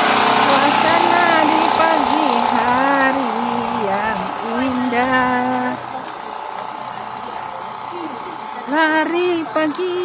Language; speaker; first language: Indonesian; non-native, local second language; Javanese